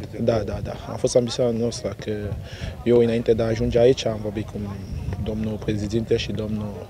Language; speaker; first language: Romanian; non-native, learner; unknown